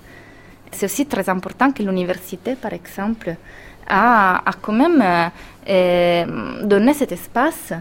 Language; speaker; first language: French; non-native, fluent; Italian